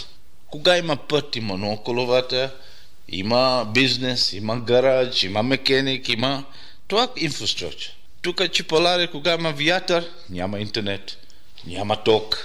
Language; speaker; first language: Bulgarian; non-native, learner; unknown